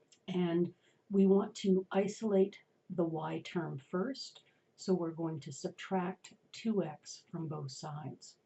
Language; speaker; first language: English; native; English